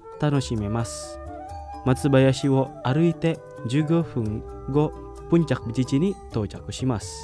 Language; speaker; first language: Japanese; non-native, fluent; Indonesian